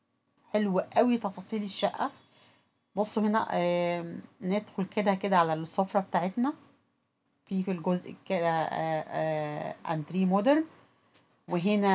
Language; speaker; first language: Arabic; native; Arabic